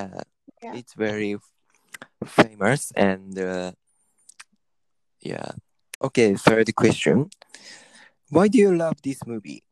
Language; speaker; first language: English; non-native, learner; Japanese